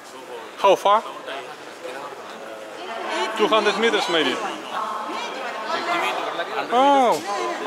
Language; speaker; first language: English; non-native, fluent; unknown